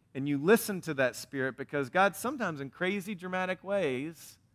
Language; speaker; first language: English; native; English